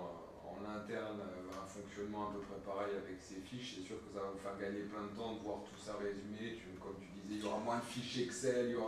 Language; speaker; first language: French; native; French